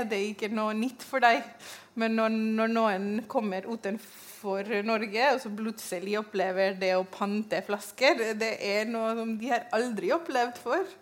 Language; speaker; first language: Norwegian; non-native, fluent; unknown